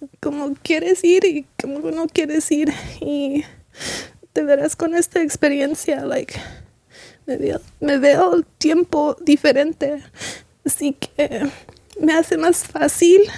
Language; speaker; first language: Spanish; early bilingual, heritage; Spanish